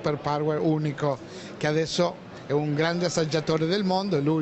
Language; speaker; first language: Italian; non-native, fluent; Spanish